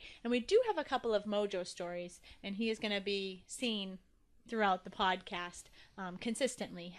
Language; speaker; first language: English; native; English